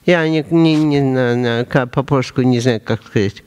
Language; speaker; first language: Polish; non-native, learner; Russian